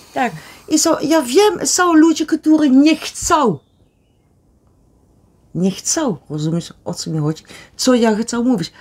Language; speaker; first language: Polish; non-native, learner; Dutch